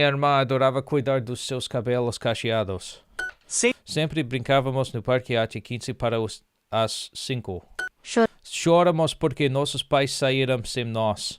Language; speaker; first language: Portuguese; non-native, learner; English